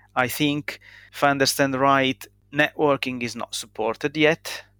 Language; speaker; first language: English; non-native, fluent; Italian